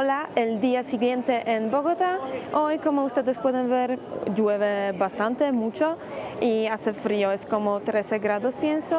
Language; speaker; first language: Spanish; non-native, fluent; Polish